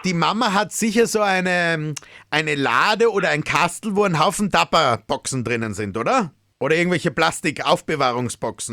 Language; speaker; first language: German; native; German